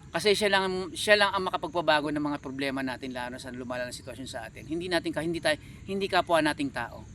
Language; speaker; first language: Filipino; native; Filipino